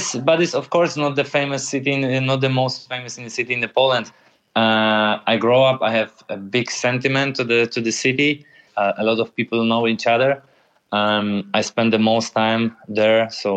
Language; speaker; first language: English; non-native, fluent; Polish